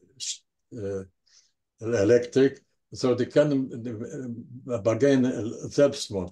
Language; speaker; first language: German; non-native, learner; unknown